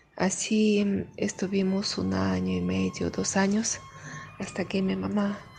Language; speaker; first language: Spanish; non-native, fluent; Russian